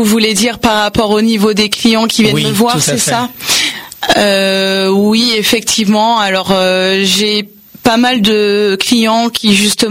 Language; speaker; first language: French; native; French